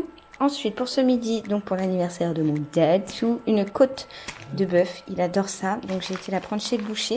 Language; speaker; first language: French; native; French